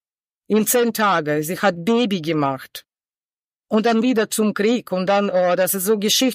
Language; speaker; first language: German; non-native, learner; Ukrainian